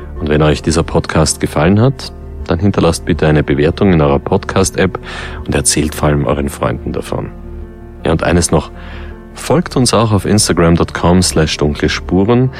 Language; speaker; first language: German; native; German